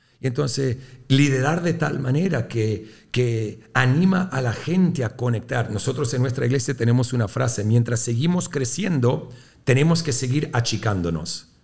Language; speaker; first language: Spanish; early bilingual, heritage; Spanish